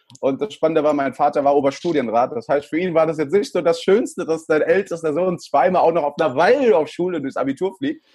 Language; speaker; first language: German; native; German